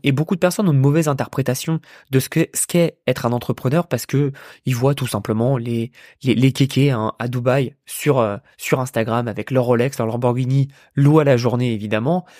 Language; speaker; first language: French; native; French